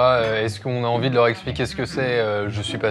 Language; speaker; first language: French; native; French